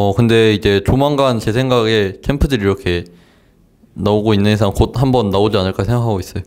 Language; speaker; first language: Korean; native; Korean